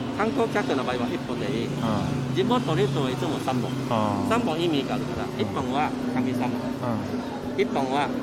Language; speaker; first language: Japanese; non-native, learner; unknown